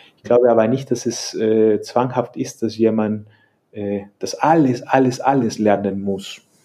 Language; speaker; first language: German; non-native, fluent; Spanish